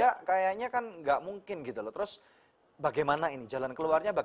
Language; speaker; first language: Indonesian; native; Indonesian